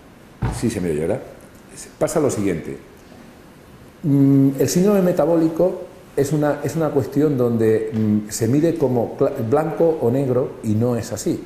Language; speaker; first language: Spanish; native; Spanish